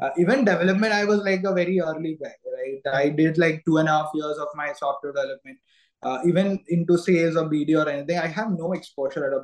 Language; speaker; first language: English; non-native, local second language; Malayalam